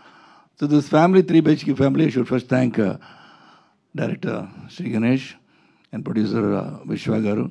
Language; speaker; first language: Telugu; non-native, local second language; Tamil